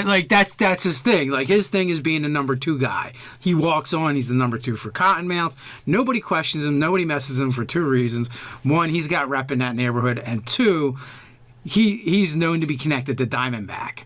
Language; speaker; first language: English; native; English